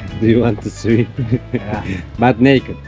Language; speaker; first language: English; non-native, learner; Turkish